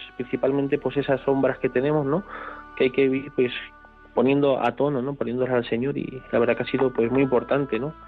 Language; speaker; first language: Spanish; native; Spanish